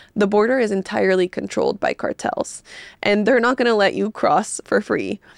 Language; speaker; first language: English; early bilingual, other home language; Spanish